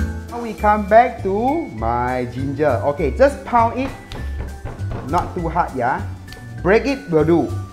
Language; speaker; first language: English; non-native, local second language; Chinese